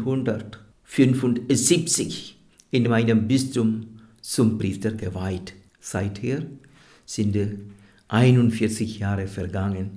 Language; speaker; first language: German; non-native, fluent; Malayalam